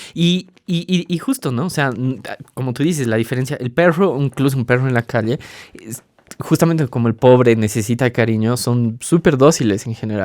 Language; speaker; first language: Spanish; native; Spanish